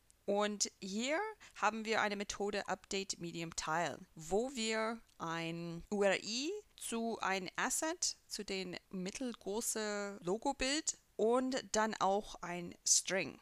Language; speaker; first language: German; non-native, fluent; English